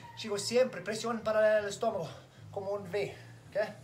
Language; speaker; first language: Spanish; non-native, learner; English